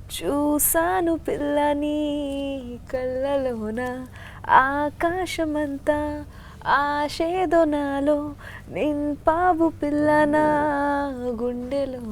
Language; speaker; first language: Telugu; non-native, learner; Bangla